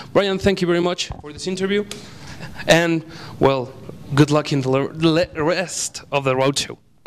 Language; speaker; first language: English; non-native, fluent; Spanish